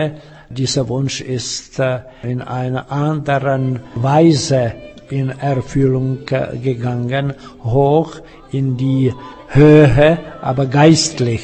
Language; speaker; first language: German; non-native, fluent; Czech